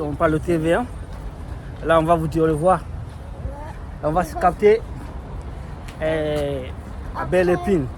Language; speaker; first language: French; native; French